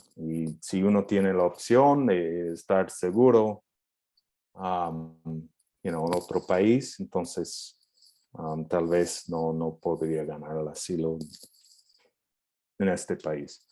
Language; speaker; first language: Spanish; non-native, fluent; English